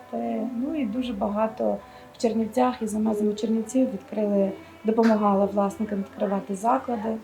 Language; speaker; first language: Ukrainian; native; Ukrainian